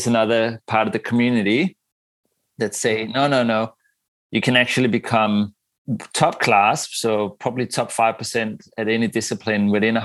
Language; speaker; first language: English; non-native, fluent; Danish